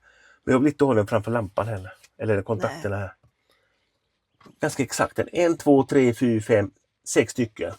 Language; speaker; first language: Swedish; native; Swedish